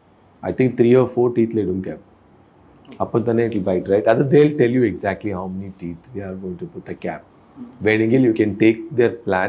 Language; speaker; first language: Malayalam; non-native, local second language; Tamil